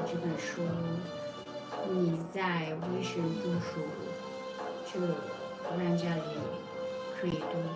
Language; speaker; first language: Chinese; non-native, local second language; Uyghur